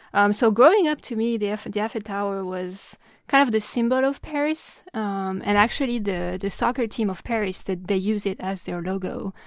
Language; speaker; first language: English; non-native, fluent; French